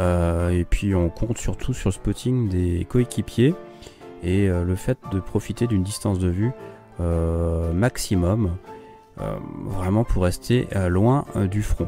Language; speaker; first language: French; native; French